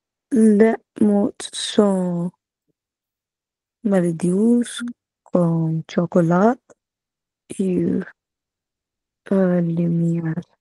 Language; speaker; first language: French; non-native, learner; Punjabi